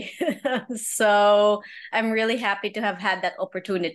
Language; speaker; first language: English; native; English